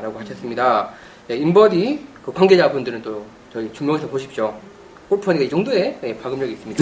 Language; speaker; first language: Korean; native; Korean